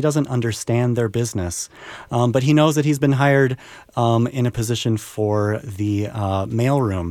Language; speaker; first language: English; native; English